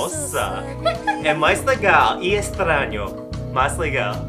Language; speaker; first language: Portuguese; non-native, learner; English